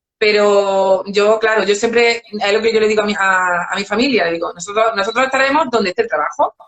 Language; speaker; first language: Spanish; native; Spanish